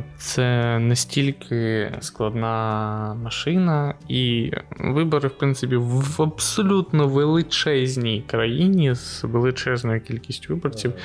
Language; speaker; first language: Ukrainian; native; Ukrainian